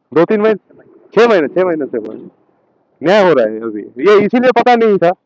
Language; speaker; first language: Hindi; non-native, local second language; Bangla